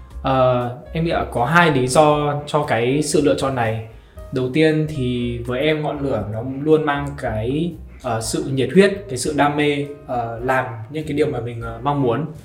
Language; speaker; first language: Vietnamese; native; Vietnamese